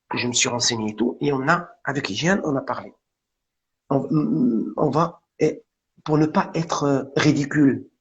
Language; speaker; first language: French; non-native, local second language; Arabic